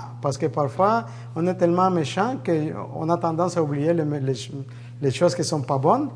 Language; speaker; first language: French; native; French